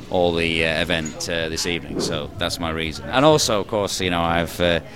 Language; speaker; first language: English; native; English